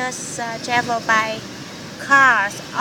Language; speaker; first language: English; non-native, learner; Vietnamese